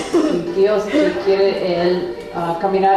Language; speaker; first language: Spanish; non-native, learner; English